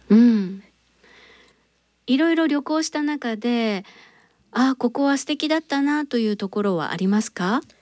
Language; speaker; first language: Japanese; native; Japanese